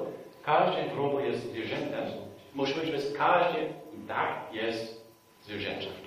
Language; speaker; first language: Polish; non-native, fluent; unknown